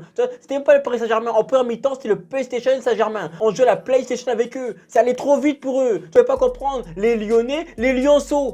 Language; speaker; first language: French; native; French